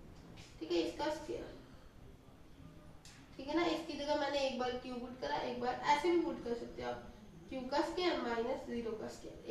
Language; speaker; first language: Hindi; native; Hindi